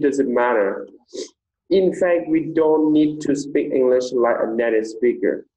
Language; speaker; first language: English; non-native, fluent; Vietnamese